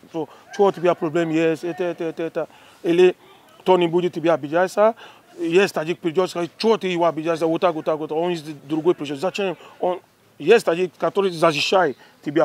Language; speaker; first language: Russian; non-native, learner; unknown